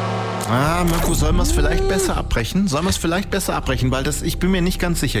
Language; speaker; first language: German; native; German